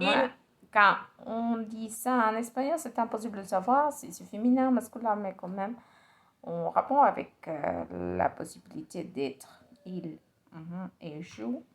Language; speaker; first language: French; non-native, learner; Spanish